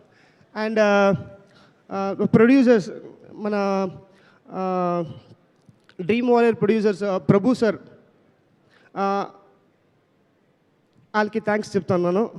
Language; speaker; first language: Telugu; non-native, learner; Kannada